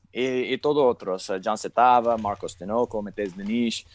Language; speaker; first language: Spanish; non-native, learner; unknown